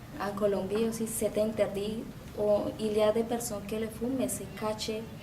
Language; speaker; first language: French; non-native, learner; Spanish